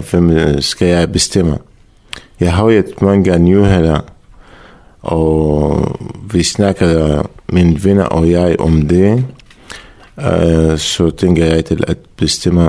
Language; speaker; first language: Danish; non-native, learner; Arabic